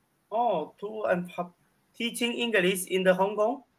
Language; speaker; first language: English; non-native, learner; Chinese